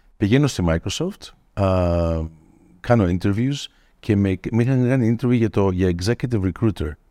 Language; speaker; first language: Greek; early bilingual, heritage; Greek